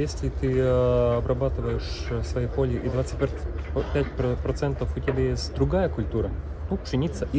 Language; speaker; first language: Russian; non-native, learner; Latvian